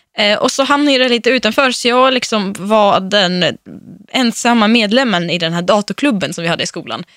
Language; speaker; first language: Swedish; early bilingual, other home language; Russian